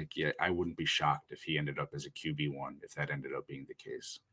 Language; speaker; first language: English; native; English